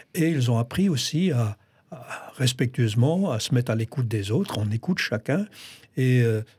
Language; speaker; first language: French; non-native, fluent; English